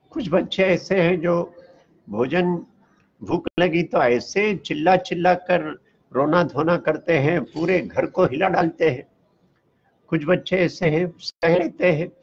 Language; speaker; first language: Hindi; non-native, local second language; Tamil